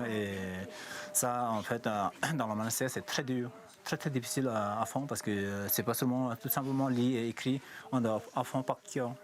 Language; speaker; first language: French; non-native, fluent; Sherpa